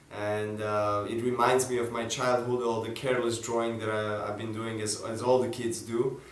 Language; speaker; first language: English; non-native, fluent; Serbian